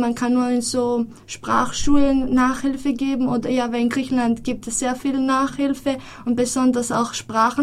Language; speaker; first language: German; non-native, fluent; Greek